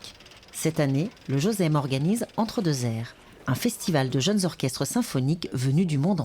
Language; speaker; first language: French; native; French